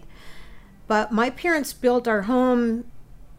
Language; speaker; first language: English; native; English